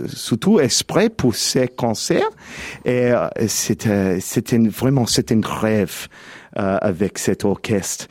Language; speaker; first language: French; non-native, learner; English